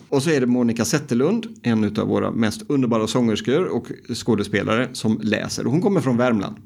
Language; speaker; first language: Swedish; native; Swedish